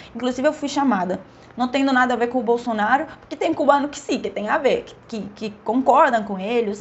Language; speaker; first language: Portuguese; non-native, fluent; Spanish